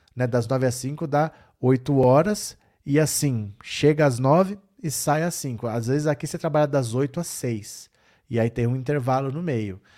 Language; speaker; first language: Portuguese; native; Portuguese